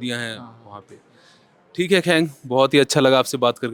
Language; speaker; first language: Hindi; native; Hindi